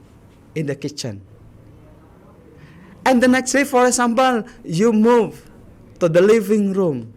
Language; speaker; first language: English; non-native, learner; Indonesian